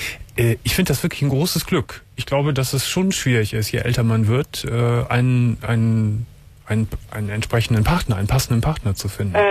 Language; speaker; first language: German; native; German